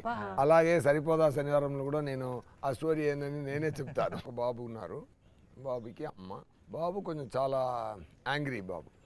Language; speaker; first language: Telugu; non-native, fluent; Tamil